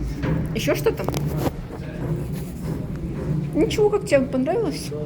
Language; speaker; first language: Russian; native; Russian